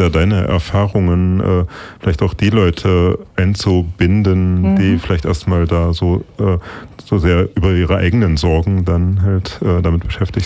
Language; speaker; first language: German; native; German